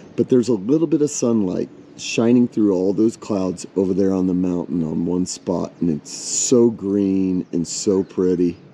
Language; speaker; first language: English; native; English